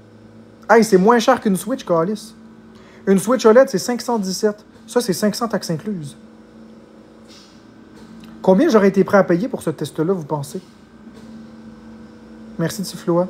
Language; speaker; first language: French; native; French